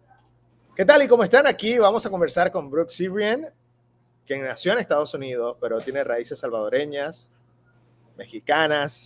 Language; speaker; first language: Spanish; native; Spanish